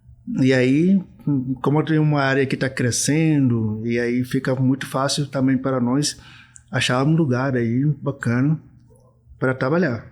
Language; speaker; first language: Portuguese; non-native, fluent; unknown